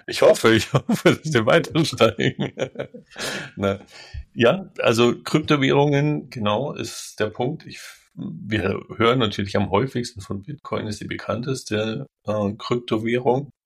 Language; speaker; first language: German; native; German